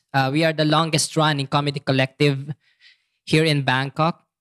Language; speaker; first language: English; non-native, local second language; Filipino